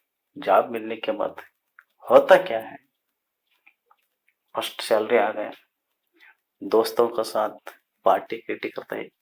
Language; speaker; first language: Hindi; non-native, local second language; Kannada